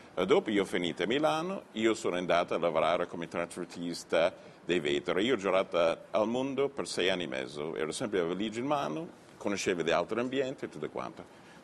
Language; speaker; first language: Italian; non-native, learner; English